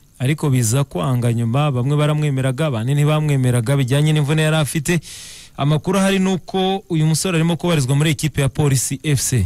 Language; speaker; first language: Kinyarwanda; native; Kinyarwanda